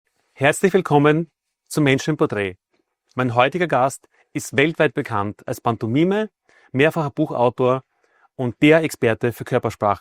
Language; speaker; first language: German; native; German